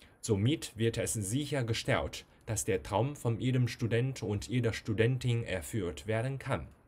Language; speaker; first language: German; non-native, fluent; Chinese